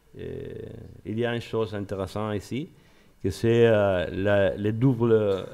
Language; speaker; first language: French; non-native, learner; Spanish